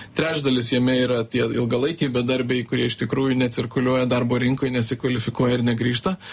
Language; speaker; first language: Lithuanian; native; Lithuanian